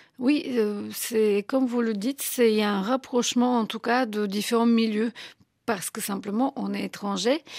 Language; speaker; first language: French; non-native, fluent; Bulgarian